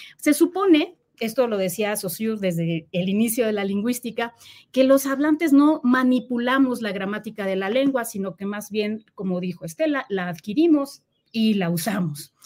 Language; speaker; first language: Spanish; native; Spanish